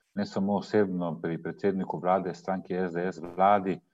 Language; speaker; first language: Slovenian; native; Slovenian